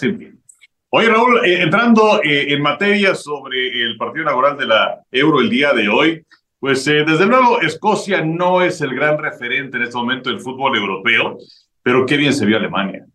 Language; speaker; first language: Spanish; native; Spanish